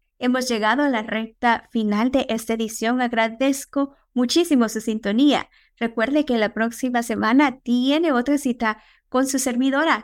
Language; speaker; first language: Spanish; native; Spanish